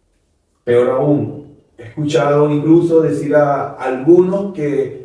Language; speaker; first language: Spanish; native; Spanish